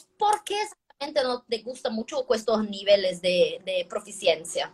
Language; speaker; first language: Spanish; non-native, fluent; Portuguese